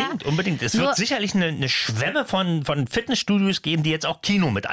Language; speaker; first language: German; native; German